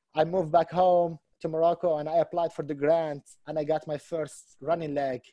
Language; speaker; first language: English; non-native, fluent; Arabic